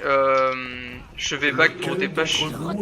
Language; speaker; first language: French; native; French